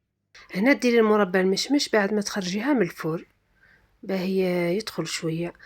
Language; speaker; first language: Arabic; native; Arabic